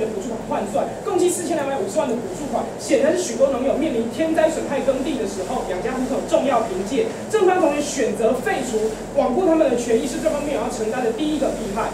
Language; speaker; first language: Chinese; native; Chinese